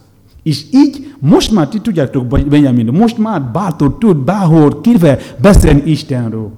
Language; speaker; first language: Hungarian; non-native, learner; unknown